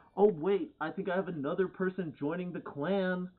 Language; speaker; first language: English; native; English